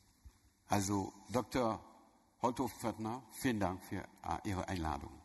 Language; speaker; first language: German; non-native, learner; French